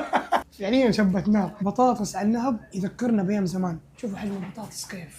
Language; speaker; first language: Arabic; native; Arabic